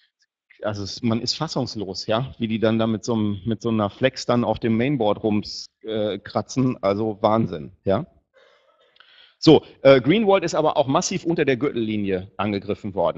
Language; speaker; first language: German; native; German